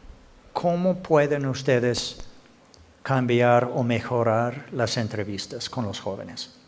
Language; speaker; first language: Spanish; non-native, fluent; English